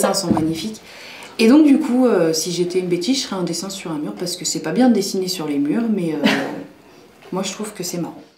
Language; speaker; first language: French; native; French